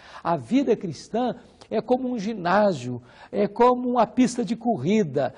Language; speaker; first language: Portuguese; native; Portuguese